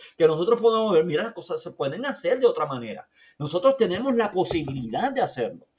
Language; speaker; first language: Spanish; native; Spanish